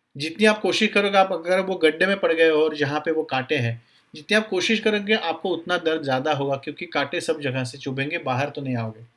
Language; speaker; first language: Hindi; non-native, local second language; Marathi